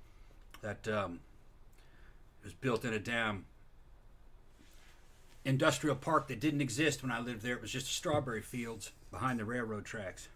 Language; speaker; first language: English; native; English